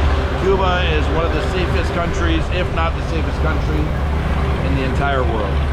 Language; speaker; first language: English; native; English